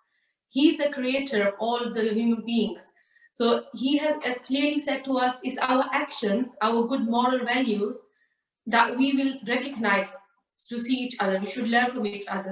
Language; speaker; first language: English; early bilingual, other home language; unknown